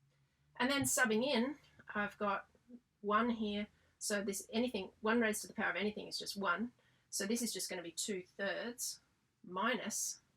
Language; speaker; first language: English; native; English